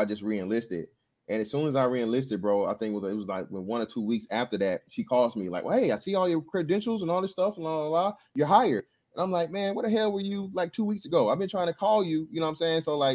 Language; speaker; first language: English; native; English